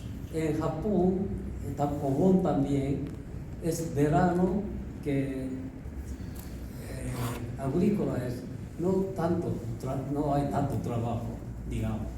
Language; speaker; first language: Spanish; non-native, learner; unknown